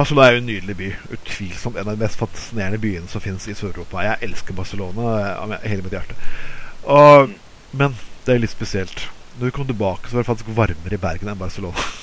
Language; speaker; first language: Norwegian; native; Norwegian